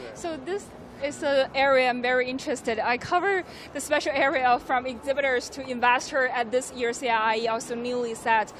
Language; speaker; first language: English; non-native, fluent; Chinese